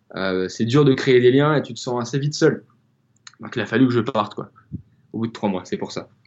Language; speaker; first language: French; native; French